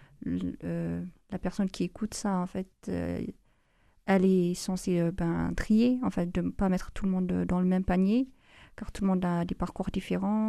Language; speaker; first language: French; non-native, fluent; Amharic